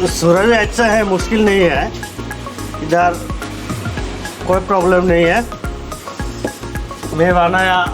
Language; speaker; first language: Hindi; non-native, local second language; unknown